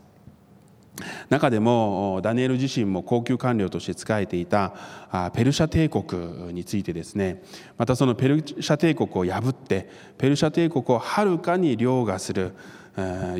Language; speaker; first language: Japanese; non-native, fluent; Korean